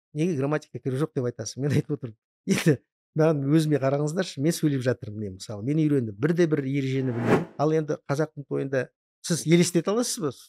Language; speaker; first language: Kazakh; non-native, local second language; Russian